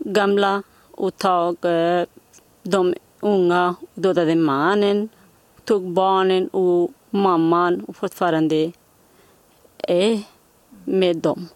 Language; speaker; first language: Swedish; non-native, learner; Kurdish